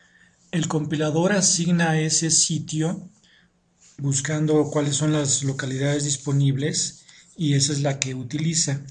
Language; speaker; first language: Spanish; native; Spanish